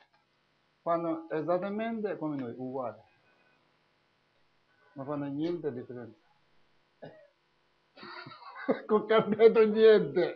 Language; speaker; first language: Italian; non-native, learner; Tibetan